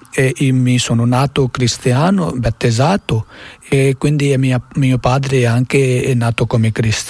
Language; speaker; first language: Italian; non-native, learner; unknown